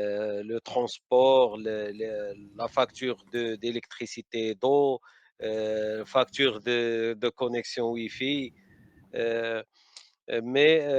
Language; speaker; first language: French; non-native, learner; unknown